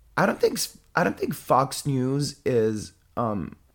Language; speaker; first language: English; non-native, fluent; Italian